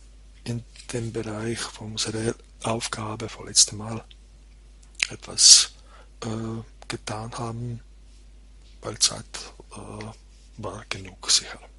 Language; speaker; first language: German; non-native, fluent; Croatian